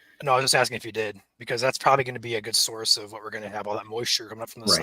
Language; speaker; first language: English; native; English